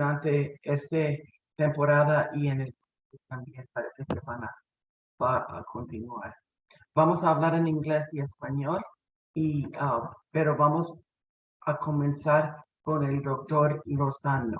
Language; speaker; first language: Spanish; non-native, fluent; English